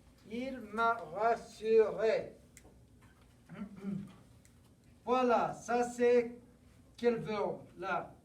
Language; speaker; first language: French; non-native, fluent; English